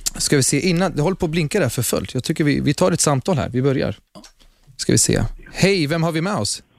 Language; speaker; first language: Swedish; early bilingual, other home language; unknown